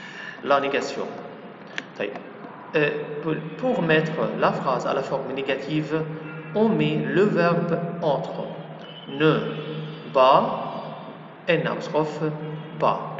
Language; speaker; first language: French; non-native, fluent; Arabic